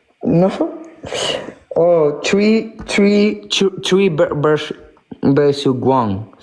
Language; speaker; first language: English; non-native, learner; Spanish